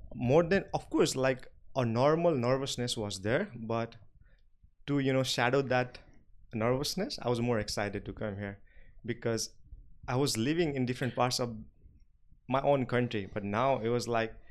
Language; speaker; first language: English; non-native, local second language; Nepali